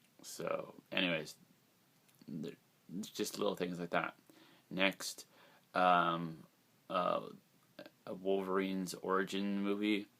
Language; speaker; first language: English; native; English